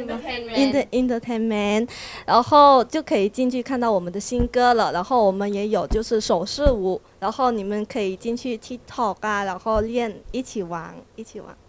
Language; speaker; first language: Chinese; non-native, learner; Thai